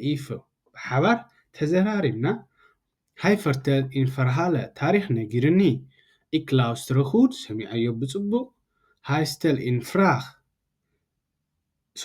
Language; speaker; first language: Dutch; non-native, learner; Tigrinya